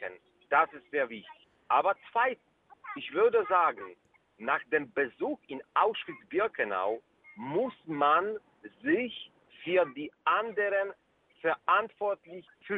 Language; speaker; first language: German; non-native, fluent; Polish